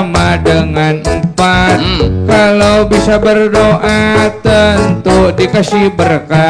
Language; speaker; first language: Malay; non-native, local second language; Sundanese